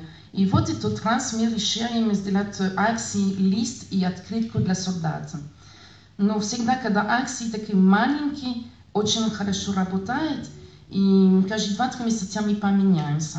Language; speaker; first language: Russian; non-native, learner; French